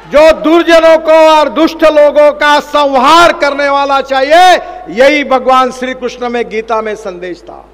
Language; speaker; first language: Hindi; non-native, local second language; Marathi